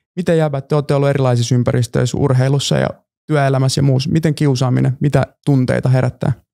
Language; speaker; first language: Finnish; early bilingual, other home language; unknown